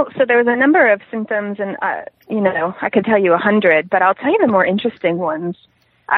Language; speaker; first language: English; native; English